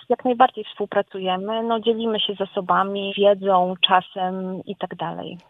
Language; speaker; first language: Polish; native; Polish